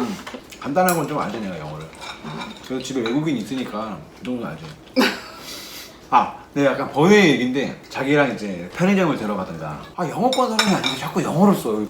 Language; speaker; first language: Korean; native; Korean